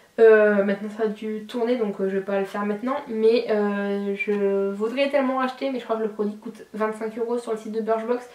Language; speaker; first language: French; native; French